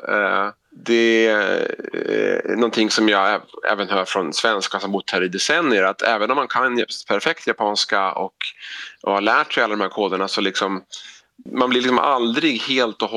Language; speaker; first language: Swedish; native; Swedish